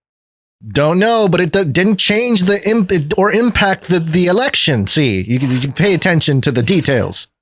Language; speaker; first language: English; native; English